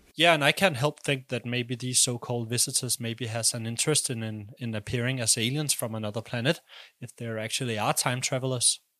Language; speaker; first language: English; non-native, fluent; Danish